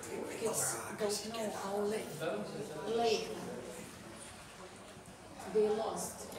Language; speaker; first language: English; non-native, learner; Lithuanian